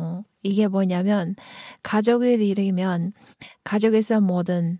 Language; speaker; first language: Korean; non-native, fluent; Kyrgyz